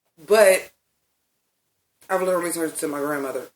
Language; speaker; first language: English; native; English